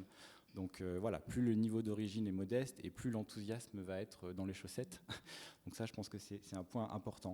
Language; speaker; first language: French; native; French